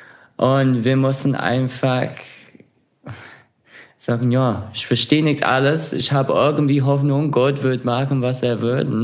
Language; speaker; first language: German; non-native, fluent; English